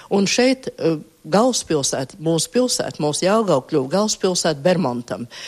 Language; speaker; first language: Latvian; native; Latvian